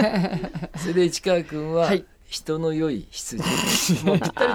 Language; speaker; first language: Japanese; native; Japanese